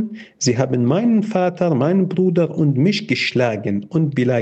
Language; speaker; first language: German; non-native, fluent; Arabic